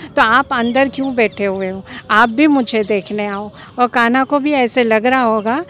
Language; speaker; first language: Hindi; non-native, local second language; Marathi